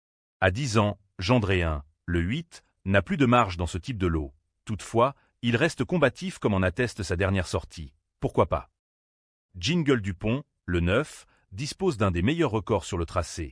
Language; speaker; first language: French; native; French